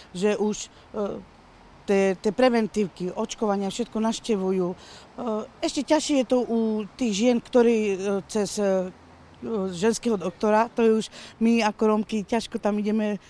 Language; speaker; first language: Slovak; non-native, local second language; Romany